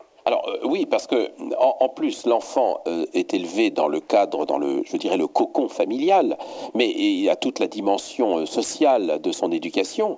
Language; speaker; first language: French; native; French